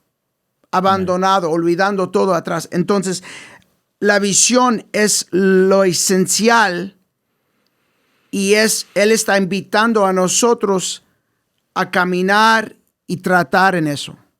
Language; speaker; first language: Spanish; early bilingual, heritage; English